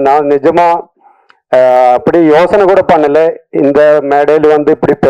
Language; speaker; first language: Tamil; non-native, learner; Malayalam